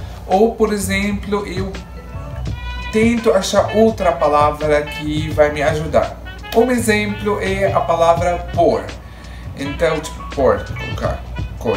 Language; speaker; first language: Portuguese; non-native, fluent; Arabic